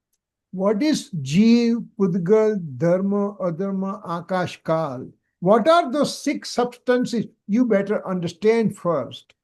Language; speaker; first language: English; non-native, local second language; Gujarati